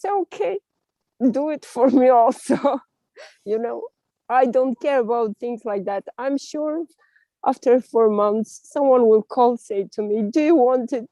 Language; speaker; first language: English; non-native, learner; Russian